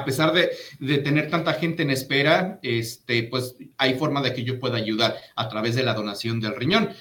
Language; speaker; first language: Spanish; native; Spanish